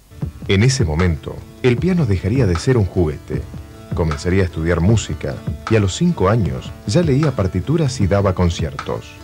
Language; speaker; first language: Spanish; native; Spanish